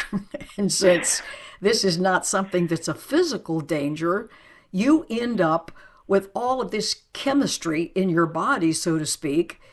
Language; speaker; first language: English; native; English